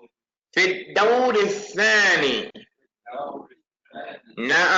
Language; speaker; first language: Arabic; non-native, fluent; English